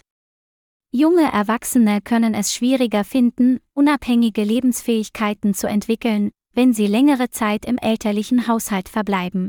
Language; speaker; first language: German; non-native, learner; Vietnamese